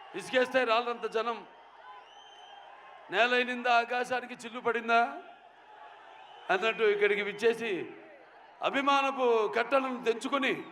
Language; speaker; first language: Telugu; native; Telugu